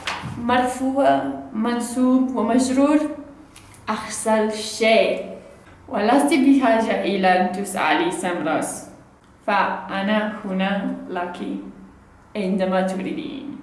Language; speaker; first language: Arabic; non-native, learner; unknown